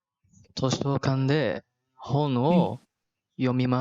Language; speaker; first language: Japanese; non-native, learner; Malay